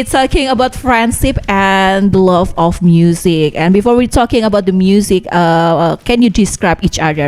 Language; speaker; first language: English; non-native, learner; Indonesian